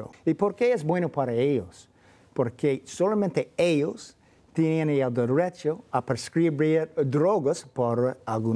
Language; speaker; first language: Spanish; non-native, fluent; English